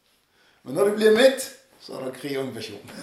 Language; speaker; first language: Danish; early bilingual, other home language; Arabic